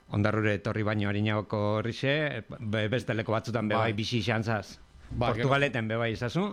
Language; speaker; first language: Basque; native; Basque